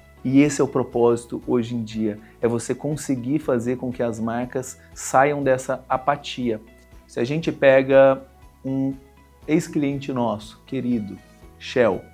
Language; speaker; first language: Portuguese; native; Portuguese